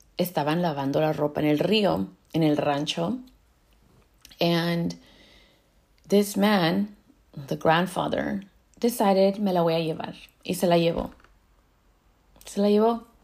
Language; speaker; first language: Spanish; early bilingual, heritage; Spanish